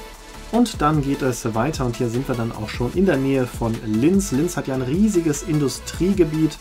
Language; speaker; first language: German; native; German